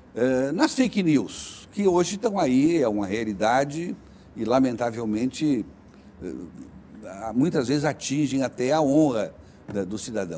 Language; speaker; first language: Portuguese; native; Portuguese